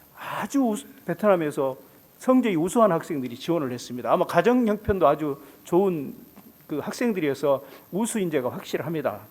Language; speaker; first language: Korean; native; Korean